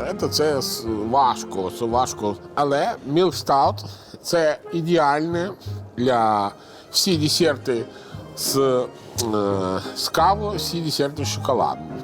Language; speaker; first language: Ukrainian; non-native, fluent; Italian